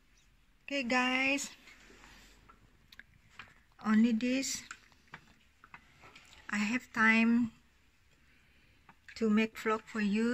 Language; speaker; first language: English; non-native, learner; Indonesian